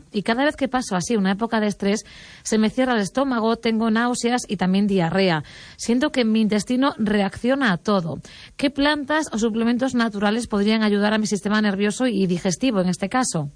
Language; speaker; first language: Spanish; native; Spanish